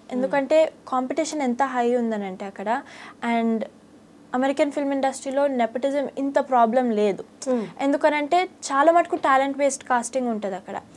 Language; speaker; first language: Telugu; early bilingual, heritage; Telugu